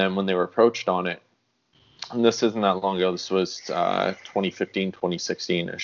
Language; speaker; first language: English; native; English